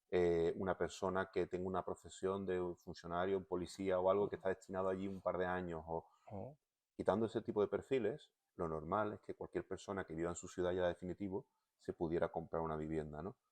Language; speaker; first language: Spanish; native; Spanish